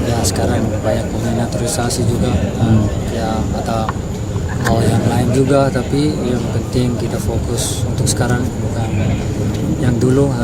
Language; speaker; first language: Indonesian; non-native, fluent; Dutch